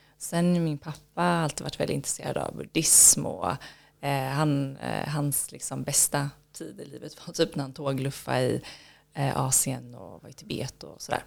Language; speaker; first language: Swedish; native; Swedish